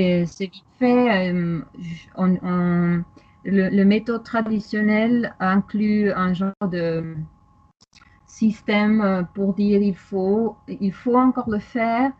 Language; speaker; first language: French; non-native, fluent; German